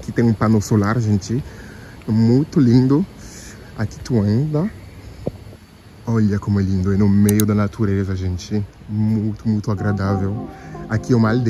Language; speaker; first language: Portuguese; non-native, fluent; French